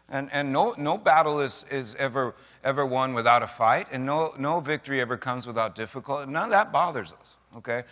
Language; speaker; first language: English; native; English